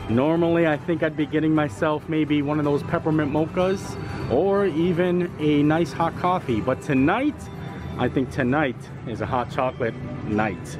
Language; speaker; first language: English; native; English